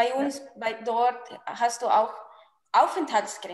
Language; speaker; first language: German; non-native, fluent; Spanish